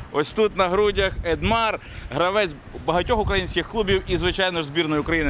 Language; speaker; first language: Ukrainian; native; Ukrainian